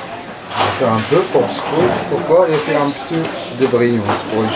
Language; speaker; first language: French; non-native, learner; Arabic